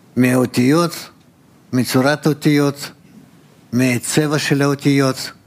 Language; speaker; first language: Hebrew; non-native, fluent; Russian